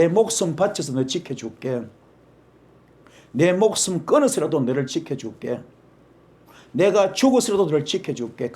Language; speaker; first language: Korean; native; Korean